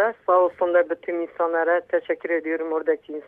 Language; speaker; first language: Turkish; non-native, local second language; Kurdish